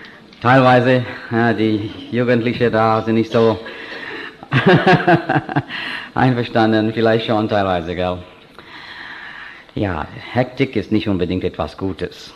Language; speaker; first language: German; non-native, fluent; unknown